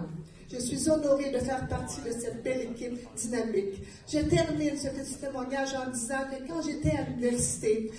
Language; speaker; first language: French; native; French